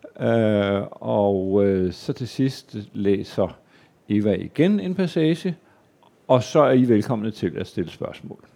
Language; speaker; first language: Danish; native; Danish